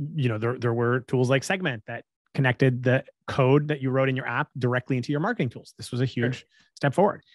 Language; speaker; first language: English; native; English